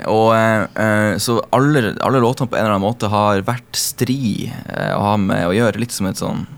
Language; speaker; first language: Norwegian; native; Norwegian